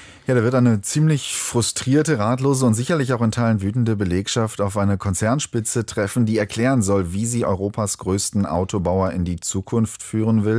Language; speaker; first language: German; native; German